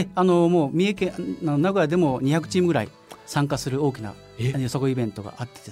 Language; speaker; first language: Japanese; native; Japanese